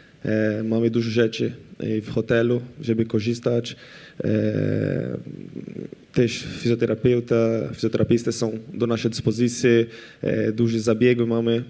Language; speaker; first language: Polish; non-native, fluent; Portuguese